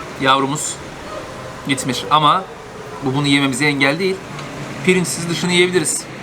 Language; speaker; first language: Turkish; native; Turkish